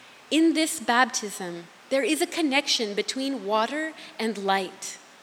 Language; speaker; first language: English; native; English